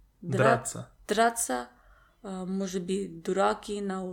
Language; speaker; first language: Russian; non-native, learner; English